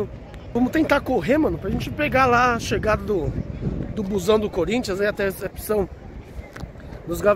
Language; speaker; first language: Portuguese; native; Portuguese